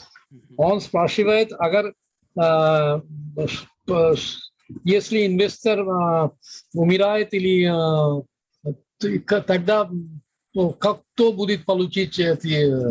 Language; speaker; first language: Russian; non-native, fluent; Hindi